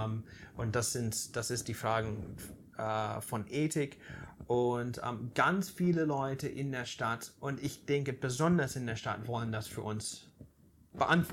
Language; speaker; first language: German; non-native, fluent; English